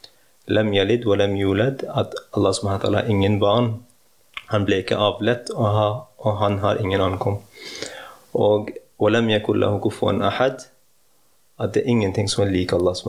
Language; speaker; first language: Norwegian; early bilingual, heritage; Norwegian